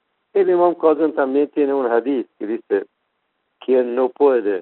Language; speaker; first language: Spanish; non-native, fluent; Persian